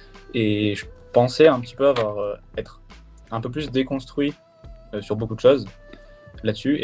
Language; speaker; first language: French; native; French